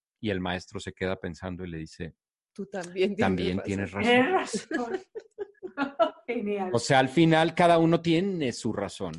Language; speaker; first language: Spanish; native; Spanish